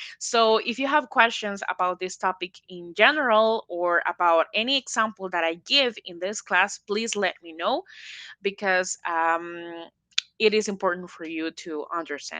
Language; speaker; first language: English; non-native, fluent; Spanish